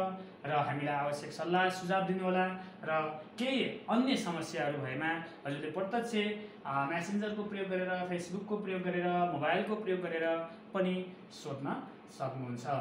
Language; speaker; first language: Nepali; native; Nepali